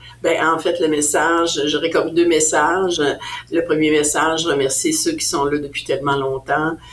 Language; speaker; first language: French; native; French